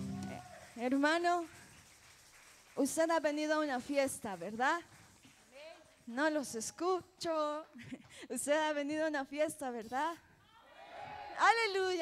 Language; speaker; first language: Spanish; native; Spanish